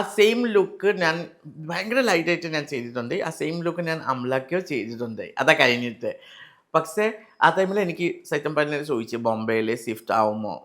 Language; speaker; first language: Malayalam; non-native, learner; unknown